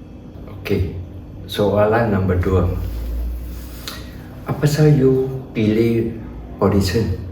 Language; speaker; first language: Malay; non-native, local second language; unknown